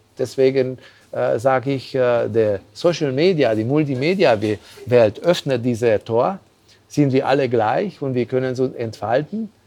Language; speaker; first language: German; non-native, fluent; Hungarian